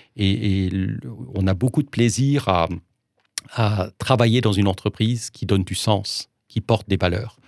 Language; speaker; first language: French; non-native, local second language; Swiss German